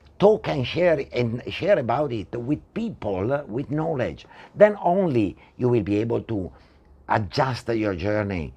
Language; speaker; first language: English; non-native, fluent; Italian